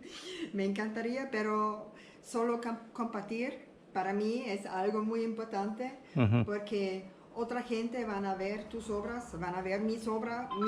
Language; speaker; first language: Spanish; non-native, learner; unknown